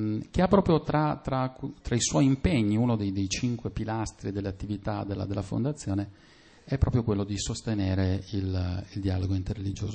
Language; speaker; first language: Italian; native; Italian